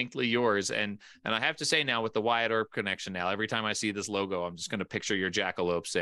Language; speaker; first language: English; native; English